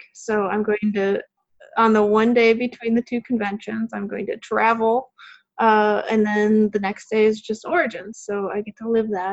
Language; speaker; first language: English; native; English